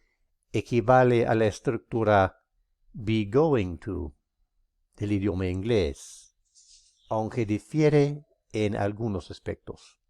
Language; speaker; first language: Spanish; non-native, fluent; English